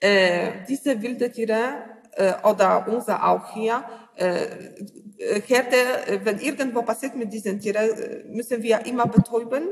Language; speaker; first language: German; non-native, learner; Polish